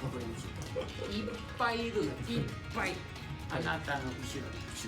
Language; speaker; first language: Japanese; native; Japanese